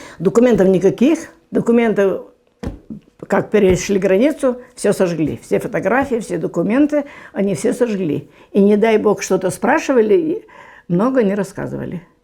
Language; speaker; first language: Russian; non-native, local second language; German